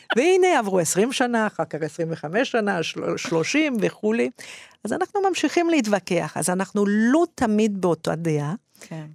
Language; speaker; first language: Hebrew; non-native, fluent; French